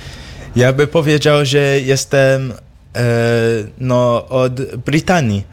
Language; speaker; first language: Polish; early bilingual, heritage; English